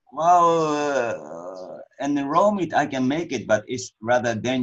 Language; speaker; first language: English; non-native, learner; Japanese